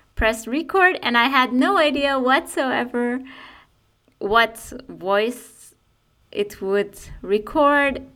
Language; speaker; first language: English; non-native, fluent; Persian